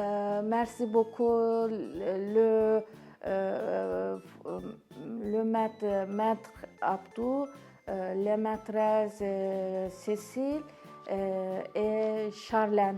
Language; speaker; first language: French; non-native, learner; Turkish